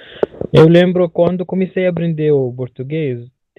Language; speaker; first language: Portuguese; non-native, learner; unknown